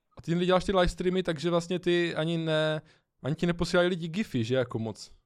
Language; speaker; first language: Czech; native; Czech